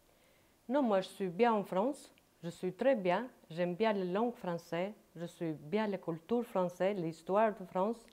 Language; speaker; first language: French; non-native, learner; Albanian